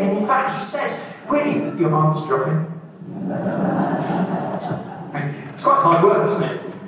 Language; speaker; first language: English; native; English